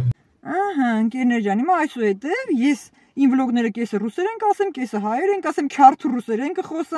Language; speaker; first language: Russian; non-native, learner; Armenian